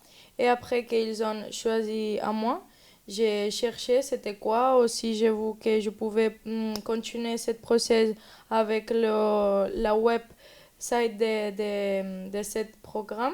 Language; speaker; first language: French; non-native, learner; Spanish